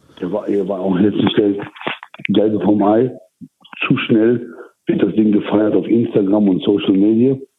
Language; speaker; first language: German; early bilingual, other home language; Turkish